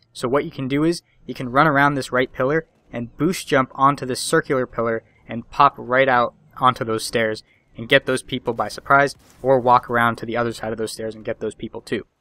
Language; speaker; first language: English; native; English